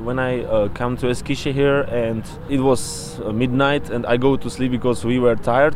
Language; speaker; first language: English; non-native, learner; Czech